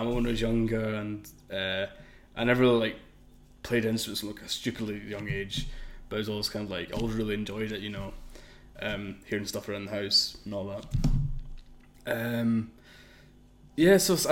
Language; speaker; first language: English; native; English